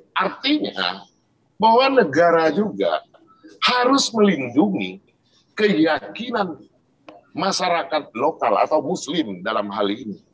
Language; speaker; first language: Indonesian; native; Indonesian